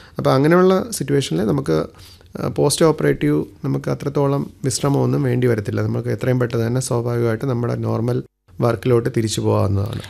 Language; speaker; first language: Malayalam; native; Malayalam